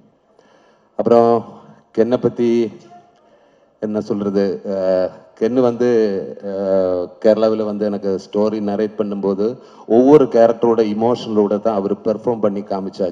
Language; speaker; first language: Tamil; non-native, learner; Malayalam